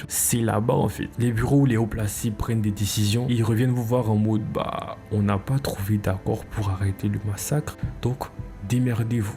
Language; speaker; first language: French; native; French